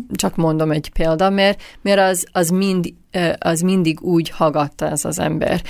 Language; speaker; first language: Hungarian; non-native, learner; English